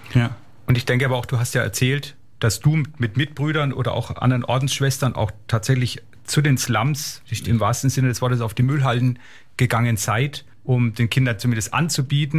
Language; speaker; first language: German; native; German